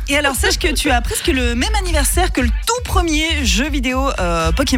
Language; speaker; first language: French; native; French